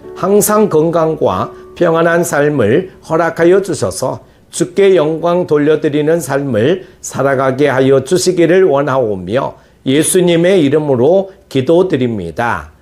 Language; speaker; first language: Korean; native; Korean